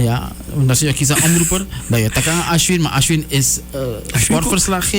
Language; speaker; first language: Dutch; native; Dutch